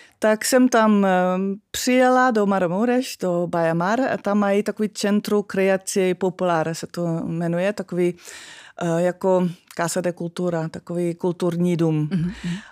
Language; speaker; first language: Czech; non-native, fluent; Dutch